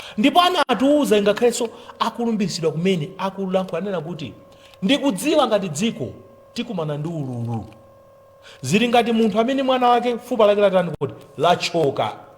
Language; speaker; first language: Nyanja; native; Nyanja